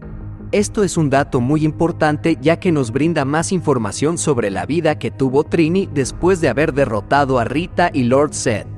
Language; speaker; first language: Spanish; native; Spanish